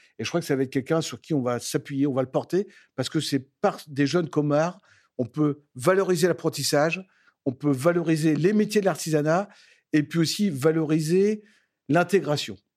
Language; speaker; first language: French; native; French